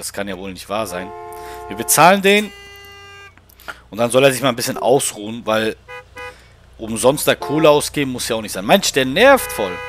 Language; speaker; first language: German; native; German